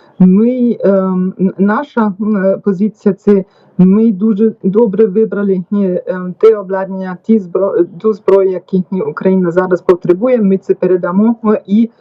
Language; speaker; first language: Ukrainian; non-native, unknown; German